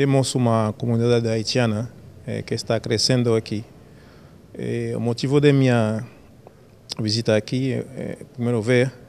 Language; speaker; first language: Portuguese; non-native, fluent; Haitian Creole